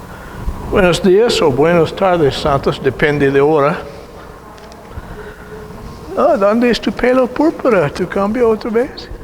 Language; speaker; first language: Spanish; non-native, learner; English